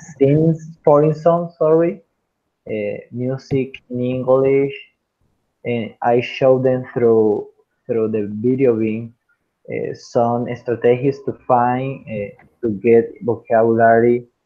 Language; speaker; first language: English; non-native, fluent; Spanish